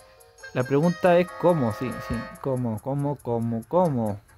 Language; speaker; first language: Spanish; native; Spanish